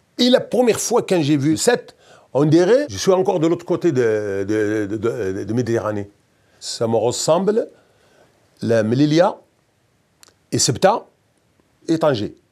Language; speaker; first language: French; non-native, local second language; Berber languages